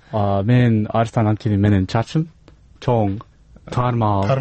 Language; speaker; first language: Kyrgyz; non-native, learner; English